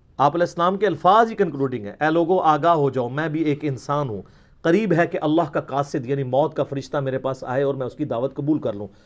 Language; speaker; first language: Urdu; native; Urdu